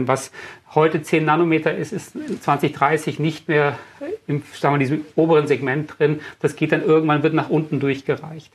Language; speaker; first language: German; native; German